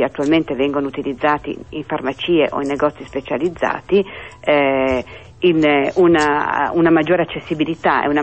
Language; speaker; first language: Italian; native; Italian